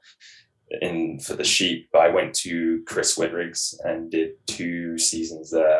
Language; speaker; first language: English; native; English